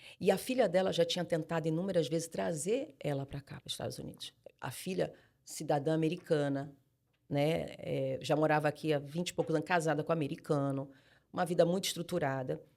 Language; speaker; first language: Portuguese; native; Portuguese